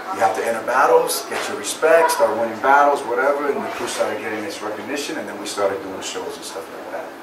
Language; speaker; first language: English; native; English